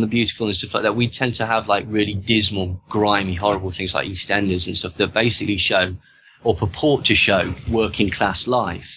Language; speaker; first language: English; native; English